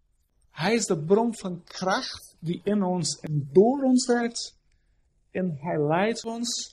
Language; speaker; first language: Dutch; non-native, fluent; Portuguese